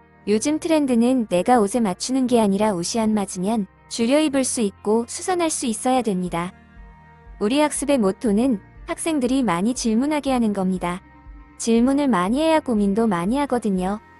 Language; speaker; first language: Korean; native; Korean